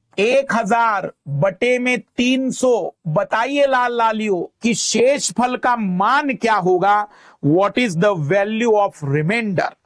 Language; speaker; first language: Hindi; native; Hindi